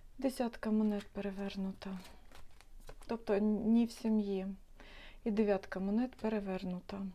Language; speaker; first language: Ukrainian; non-native, local second language; Russian